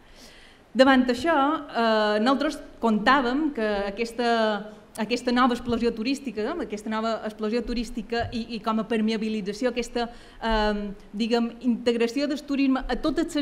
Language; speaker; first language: Catalan; native; Catalan